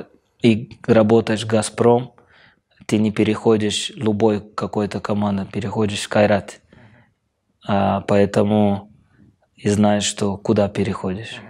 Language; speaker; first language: Russian; non-native, fluent; Portuguese